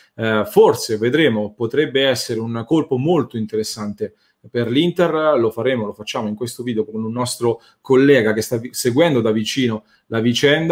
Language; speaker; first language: Italian; native; Italian